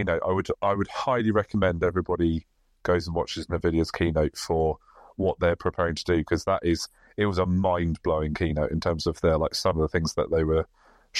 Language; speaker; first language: English; native; English